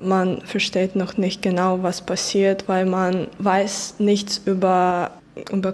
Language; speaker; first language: German; non-native, fluent; Ukrainian